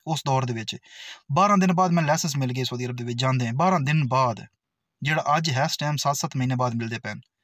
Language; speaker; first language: Urdu; non-native, local second language; Punjabi